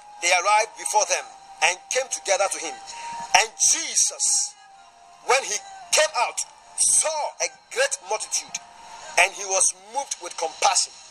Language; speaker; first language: English; non-native, local second language; Akan